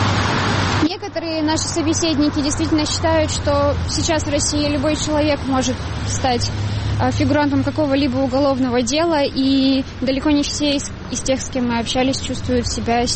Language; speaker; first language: Russian; native; Russian